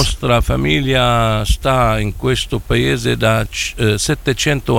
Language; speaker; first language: Italian; non-native, fluent; Arabic